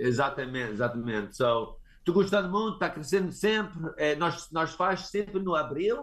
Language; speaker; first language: Portuguese; early bilingual, heritage; English